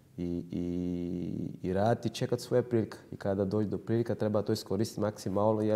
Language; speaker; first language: Croatian; non-native, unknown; Portuguese